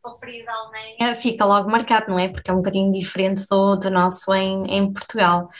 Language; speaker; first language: Portuguese; native; Portuguese